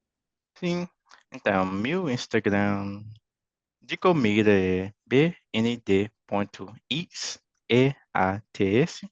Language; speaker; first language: Portuguese; non-native, fluent; English